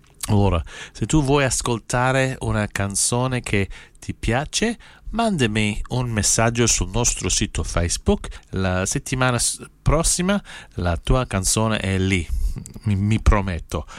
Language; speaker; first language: Italian; non-native, learner; English